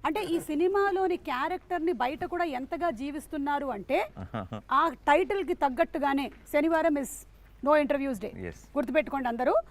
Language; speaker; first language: Telugu; native; Telugu